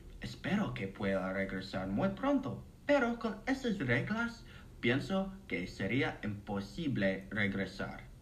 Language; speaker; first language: Spanish; non-native, learner; English